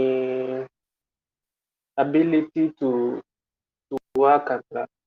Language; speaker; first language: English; non-native, local second language; Swahili